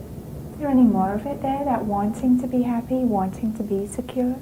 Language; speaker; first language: English; native; English